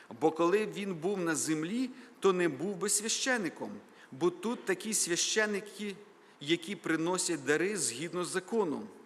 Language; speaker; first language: Ukrainian; native; Ukrainian